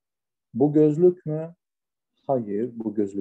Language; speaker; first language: Turkish; non-native, fluent; Russian